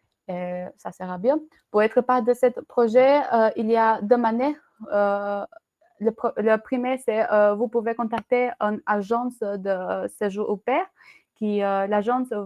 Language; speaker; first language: French; non-native, learner; Albanian